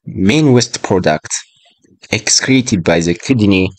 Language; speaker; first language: English; non-native, local second language; Amharic